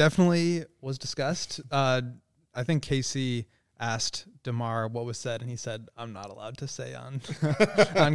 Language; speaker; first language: English; native; English